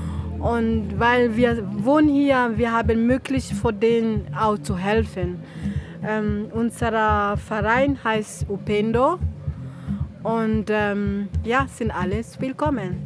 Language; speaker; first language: German; non-native, learner; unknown